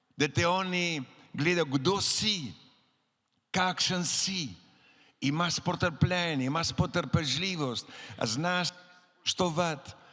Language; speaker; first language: Slovenian; early bilingual, heritage; Slovenian